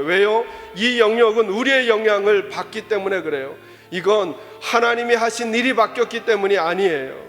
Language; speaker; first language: Korean; native; Korean